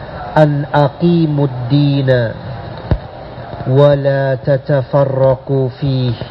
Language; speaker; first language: Arabic; non-native, fluent; Indonesian